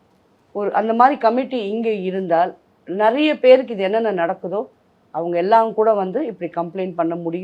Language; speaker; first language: Tamil; native; Tamil